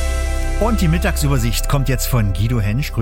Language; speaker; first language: German; native; German